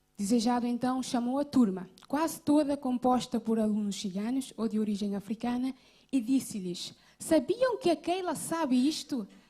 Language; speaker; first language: Portuguese; non-native, local second language; Kabuverdianu